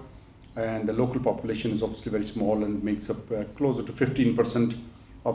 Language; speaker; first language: English; non-native, local second language; Urdu